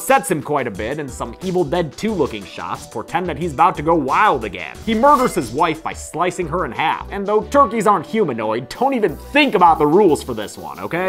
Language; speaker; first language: English; native; English